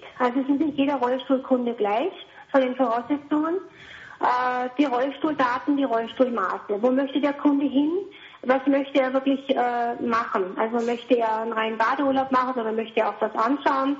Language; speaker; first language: German; native; German